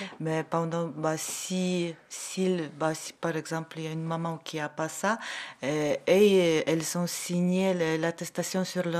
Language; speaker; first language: French; non-native, learner; Ukrainian